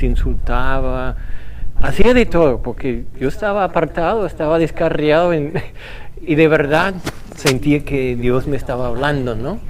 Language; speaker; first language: Spanish; non-native, fluent; English